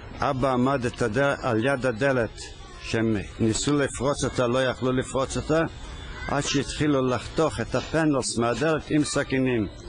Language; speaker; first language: Hebrew; early bilingual, other home language; Yiddish